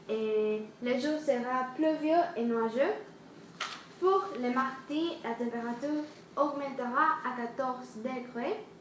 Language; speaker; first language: French; non-native, learner; Spanish